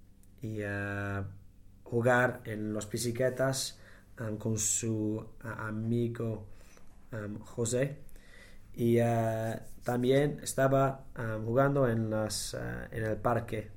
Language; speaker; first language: Spanish; non-native, learner; English